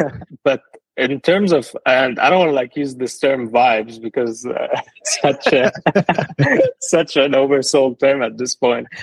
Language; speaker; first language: English; non-native, fluent; Arabic